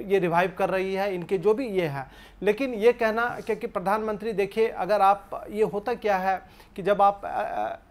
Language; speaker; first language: Hindi; native; Hindi